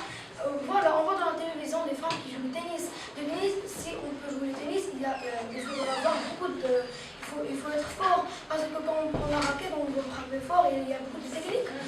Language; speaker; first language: French; non-native, local second language; Arabic